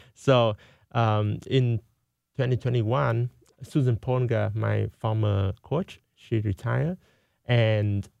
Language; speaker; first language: English; non-native, fluent; Vietnamese